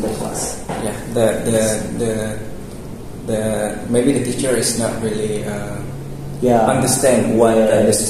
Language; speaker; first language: English; non-native, local second language; Indonesian